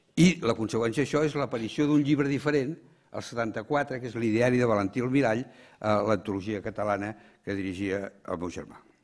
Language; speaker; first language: Catalan; native; Catalan